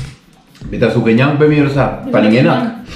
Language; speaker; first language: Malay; non-native, learner; Swiss German